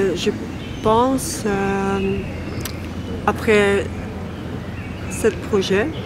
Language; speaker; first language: French; non-native, local second language; Dutch